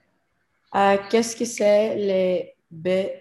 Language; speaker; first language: French; non-native, learner; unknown